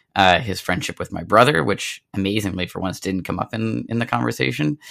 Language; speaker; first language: English; native; English